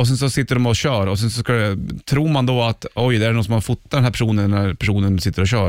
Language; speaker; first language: Swedish; native; Swedish